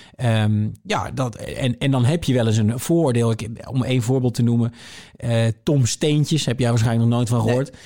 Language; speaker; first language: Dutch; native; Dutch